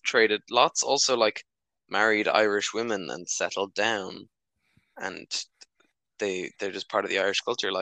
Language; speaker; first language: English; native; English